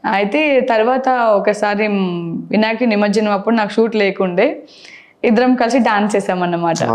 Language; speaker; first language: Telugu; native; Telugu